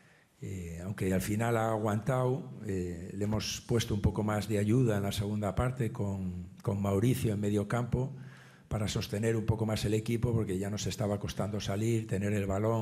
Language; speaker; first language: Spanish; native; Spanish